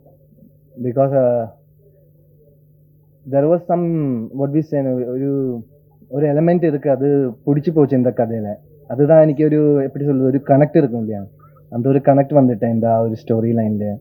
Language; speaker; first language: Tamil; non-native, learner; Malayalam